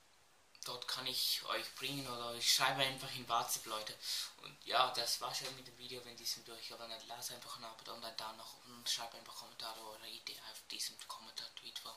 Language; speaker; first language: German; early bilingual, other home language; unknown